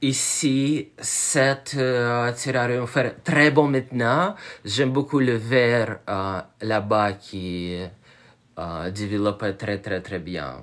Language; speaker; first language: French; non-native, learner; Russian